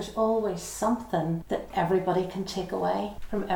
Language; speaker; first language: English; native; English